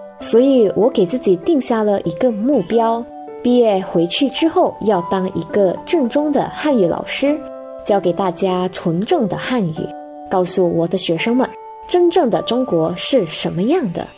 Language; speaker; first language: Chinese; early bilingual, heritage; Indonesian